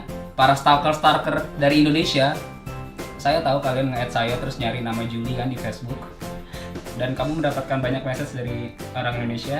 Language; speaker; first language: Indonesian; native; Indonesian